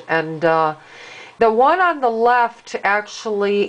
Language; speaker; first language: English; native; English